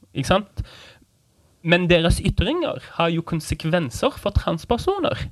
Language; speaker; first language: Norwegian; non-native, fluent; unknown